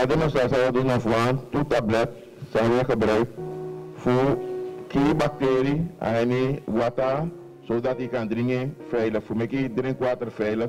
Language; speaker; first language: Dutch; non-native, local second language; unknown